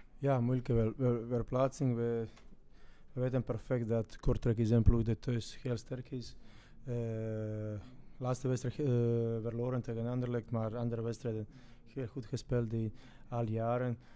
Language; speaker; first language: Dutch; non-native, fluent; Croatian